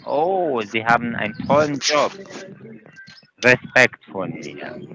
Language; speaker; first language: German; non-native, fluent; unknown